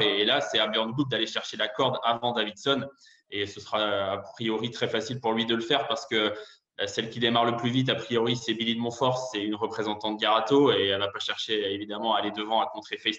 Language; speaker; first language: French; native; French